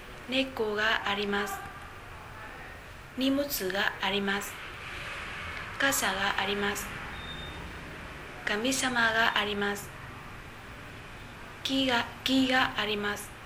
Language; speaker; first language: Japanese; non-native, learner; Vietnamese